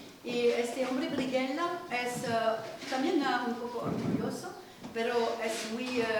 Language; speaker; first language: Spanish; non-native, learner; French